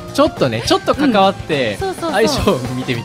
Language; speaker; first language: Japanese; native; Japanese